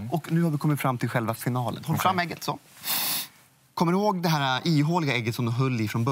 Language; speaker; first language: Swedish; native; Swedish